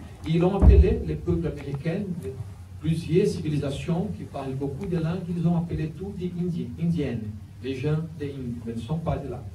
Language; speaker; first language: French; non-native, learner; Portuguese